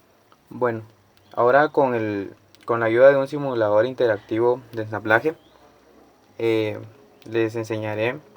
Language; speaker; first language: Spanish; native; Spanish